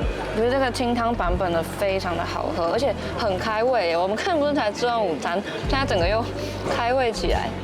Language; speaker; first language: Chinese; native; Chinese